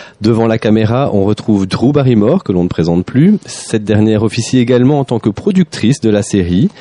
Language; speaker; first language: French; native; French